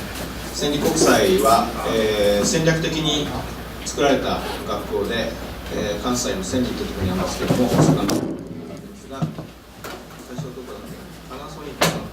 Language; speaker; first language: Japanese; native; Japanese